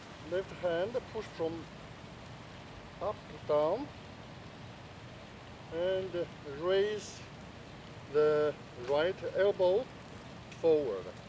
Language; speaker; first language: English; non-native, fluent; Chinese